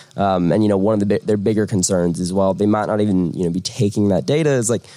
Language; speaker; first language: English; native; English